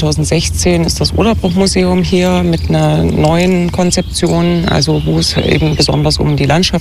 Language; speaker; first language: German; native; German